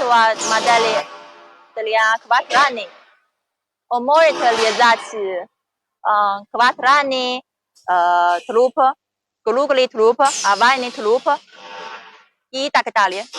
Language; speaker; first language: Russian; non-native, learner; Chinese